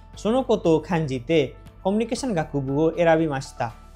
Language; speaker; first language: Japanese; non-native, learner; Nepali